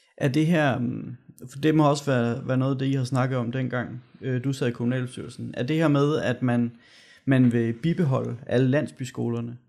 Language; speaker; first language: Danish; native; Danish